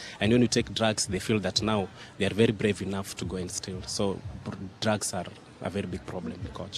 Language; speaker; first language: English; non-native, local second language; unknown